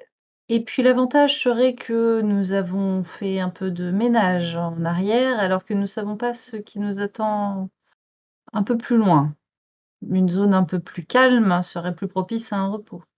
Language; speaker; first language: French; native; French